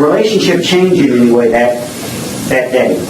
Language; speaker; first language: English; native; English